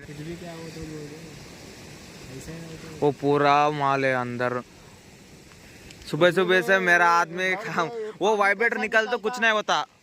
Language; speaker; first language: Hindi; non-native, local second language; Telugu